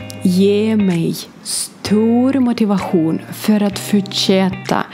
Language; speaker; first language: Swedish; non-native, fluent; Ukrainian